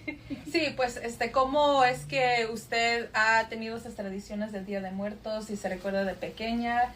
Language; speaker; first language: Spanish; early bilingual, other home language; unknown